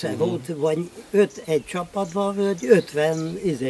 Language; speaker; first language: Hungarian; non-native, local second language; Romanian